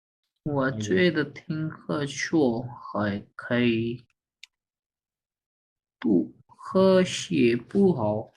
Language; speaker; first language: Chinese; non-native, learner; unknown